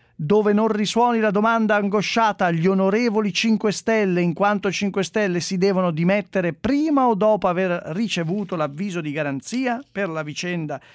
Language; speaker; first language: Italian; native; Italian